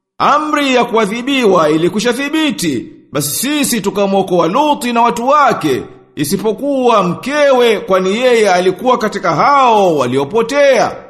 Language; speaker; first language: Swahili; native; Swahili